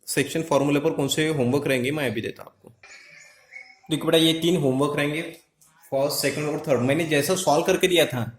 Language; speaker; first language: Hindi; non-native, local second language; Marathi